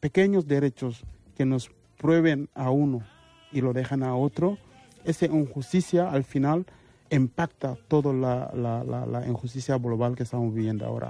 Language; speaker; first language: Spanish; non-native, fluent; Mandingo